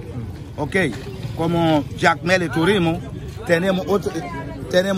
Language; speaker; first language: Spanish; non-native, fluent; Haitian Creole